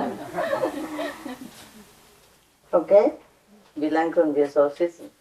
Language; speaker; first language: German; non-native, learner; Vietnamese